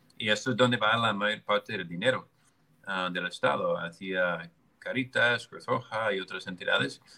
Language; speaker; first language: Spanish; non-native, fluent; English